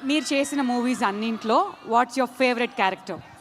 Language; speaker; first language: Telugu; native; Telugu